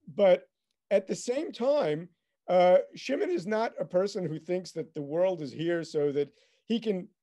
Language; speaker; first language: English; native; English